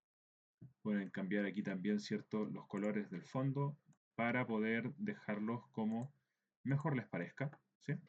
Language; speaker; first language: Spanish; native; Spanish